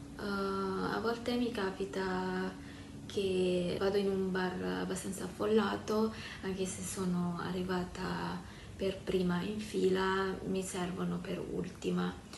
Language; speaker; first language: Italian; early bilingual, other home language; Filipino